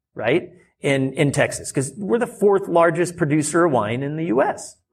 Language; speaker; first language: English; native; English